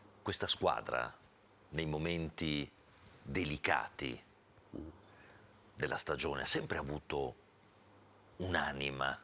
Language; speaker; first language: Italian; non-native, learner; English